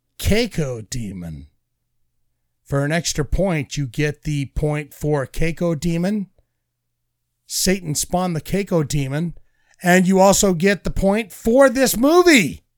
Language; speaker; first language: English; native; English